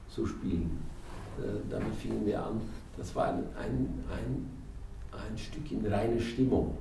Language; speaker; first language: German; non-native, fluent; Norwegian